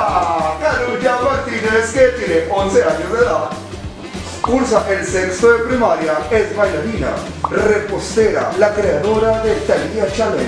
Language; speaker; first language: Spanish; native; Spanish